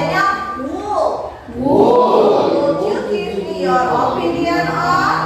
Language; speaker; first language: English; non-native, fluent; Indonesian